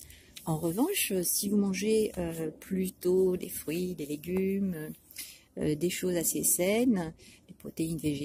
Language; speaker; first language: French; native; French